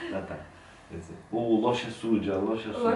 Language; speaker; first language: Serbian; non-native, learner; Turkish